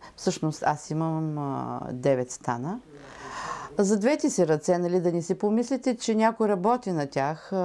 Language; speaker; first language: Bulgarian; native; Bulgarian